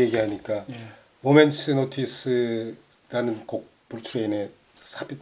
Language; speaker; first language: Korean; native; Korean